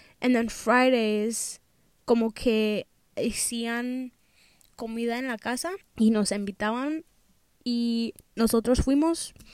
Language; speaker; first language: Spanish; early bilingual, heritage; Spanish